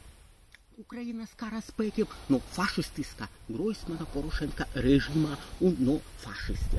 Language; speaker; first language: Latvian; non-native, local second language; Russian